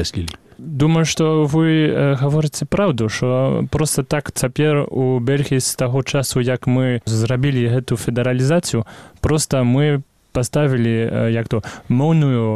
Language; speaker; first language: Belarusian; non-native, fluent; French